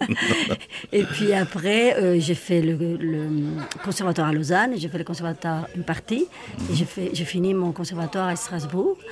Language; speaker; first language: French; non-native, fluent; Spanish